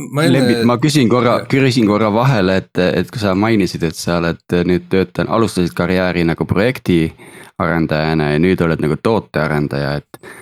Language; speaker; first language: Estonian; native; Estonian